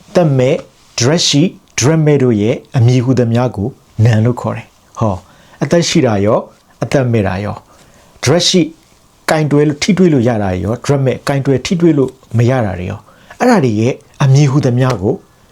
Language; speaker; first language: Burmese; non-native, local second language; S'gaw Karen